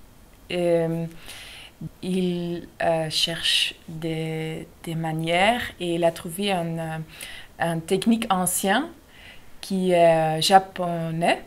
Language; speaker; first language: French; non-native, local second language; Dutch